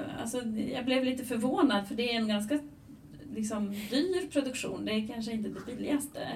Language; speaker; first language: Swedish; non-native, fluent; Romanian